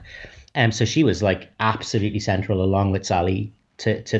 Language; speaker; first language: English; native; English